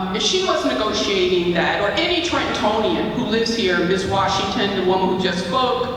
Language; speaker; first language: English; native; English